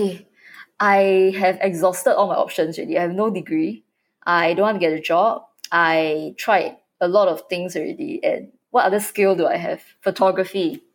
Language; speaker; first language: English; native; English